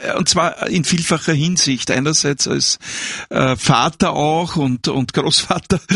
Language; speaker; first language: German; native; German